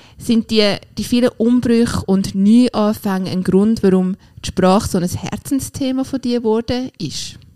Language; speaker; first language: German; native; German